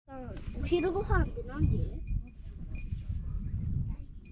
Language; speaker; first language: Japanese; native; Japanese